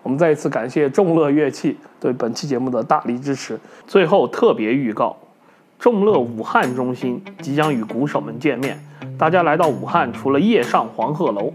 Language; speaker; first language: Chinese; native; Chinese